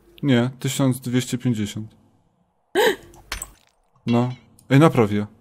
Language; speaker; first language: Polish; native; Polish